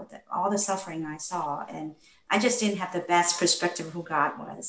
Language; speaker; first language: English; non-native, local second language; Cantonese